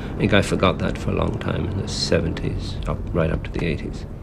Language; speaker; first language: English; native; English